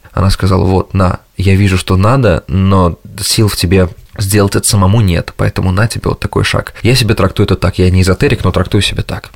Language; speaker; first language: Russian; native; Russian